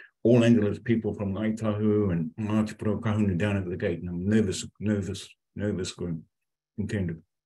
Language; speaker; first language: English; native; English